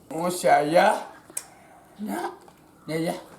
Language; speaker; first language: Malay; non-native, local second language; Sundanese